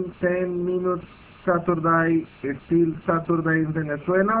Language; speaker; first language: English; non-native, learner; Spanish